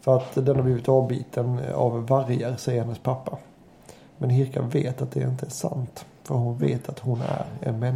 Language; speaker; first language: Swedish; native; Swedish